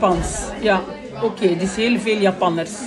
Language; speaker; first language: Dutch; non-native, fluent; French